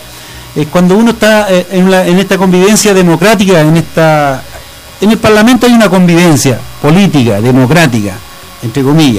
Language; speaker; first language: Spanish; native; Spanish